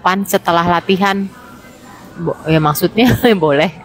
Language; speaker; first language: Indonesian; native; Indonesian